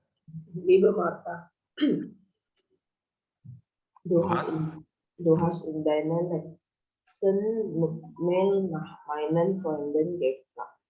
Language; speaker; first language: German; non-native, learner; Indonesian